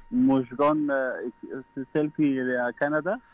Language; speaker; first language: French; non-native, fluent; Persian